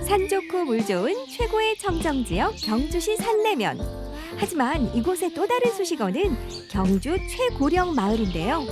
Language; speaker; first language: Korean; native; Korean